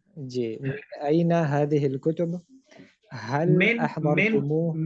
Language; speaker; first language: Arabic; non-native, learner; Urdu